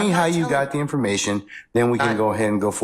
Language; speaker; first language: English; native; English